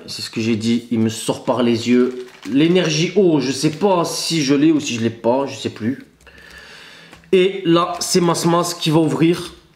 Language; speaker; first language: French; native; French